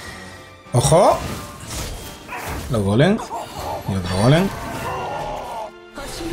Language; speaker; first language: Spanish; native; Spanish